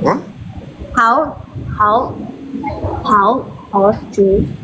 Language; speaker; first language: English; non-native, learner; Thai